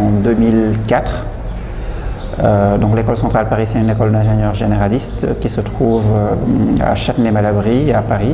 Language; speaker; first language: French; non-native, local second language; Wolof